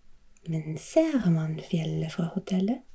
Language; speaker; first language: Norwegian; non-native, learner; German